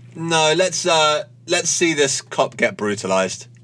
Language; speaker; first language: English; native; English